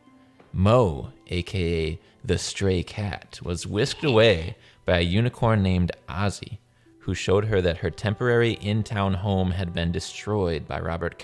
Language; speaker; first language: English; native; English